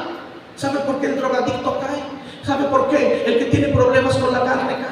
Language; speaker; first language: Spanish; native; Spanish